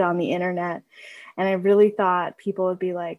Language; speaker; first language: English; native; English